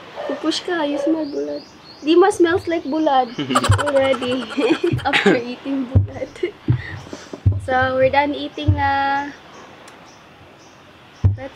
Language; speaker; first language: English; non-native, learner; Cebuano